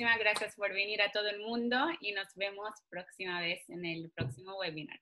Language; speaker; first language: Spanish; non-native, fluent; Italian